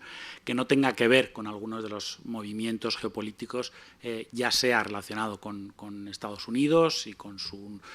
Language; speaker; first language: Spanish; native; Spanish